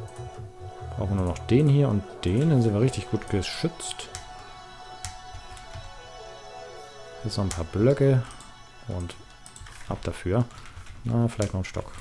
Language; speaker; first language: German; native; German